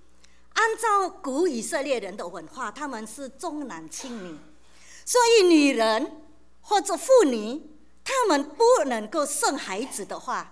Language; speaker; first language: Chinese; native; Chinese